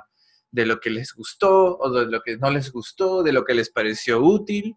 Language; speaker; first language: Spanish; non-native, fluent; English